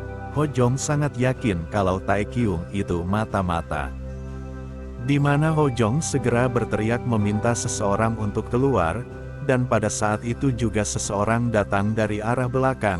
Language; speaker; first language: Indonesian; native; Indonesian